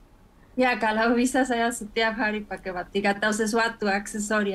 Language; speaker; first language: Indonesian; non-native, fluent; Spanish